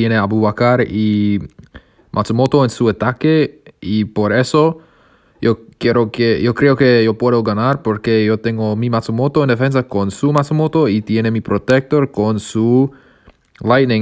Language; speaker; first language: Spanish; non-native, learner; English